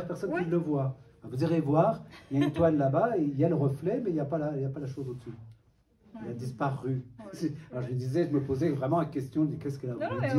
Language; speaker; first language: French; native; French